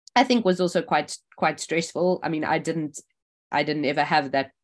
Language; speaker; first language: English; native; English